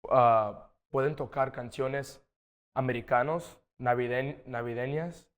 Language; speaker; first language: Spanish; early bilingual, other home language; English